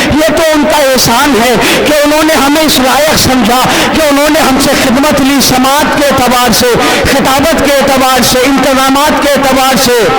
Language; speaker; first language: Urdu; native; Urdu